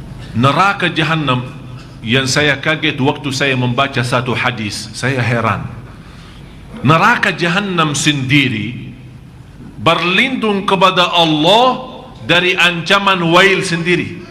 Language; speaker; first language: Indonesian; non-native, fluent; Arabic